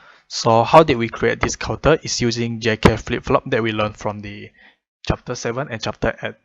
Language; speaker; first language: English; non-native, fluent; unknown